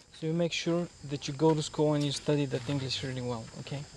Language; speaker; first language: English; non-native, fluent; Bulgarian